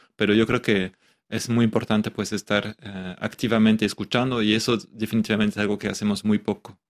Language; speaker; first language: Spanish; non-native, fluent; French